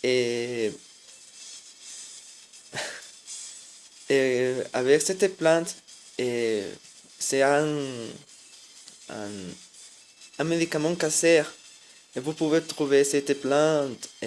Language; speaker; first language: French; non-native, learner; Spanish